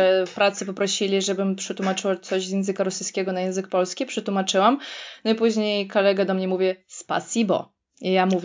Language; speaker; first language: Polish; non-native, fluent; Russian